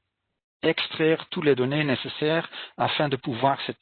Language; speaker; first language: French; non-native, fluent; Dutch